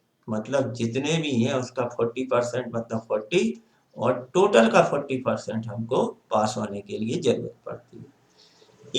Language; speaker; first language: Hindi; native; Hindi